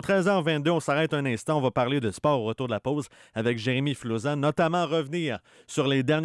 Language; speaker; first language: French; native; French